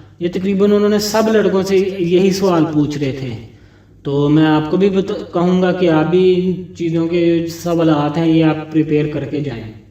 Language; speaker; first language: Urdu; non-native, local second language; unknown